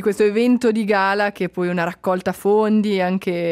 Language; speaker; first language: Italian; native; Italian